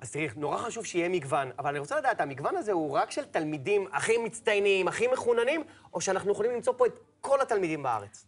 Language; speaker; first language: Hebrew; native; Hebrew